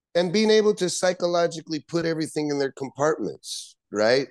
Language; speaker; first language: English; native; English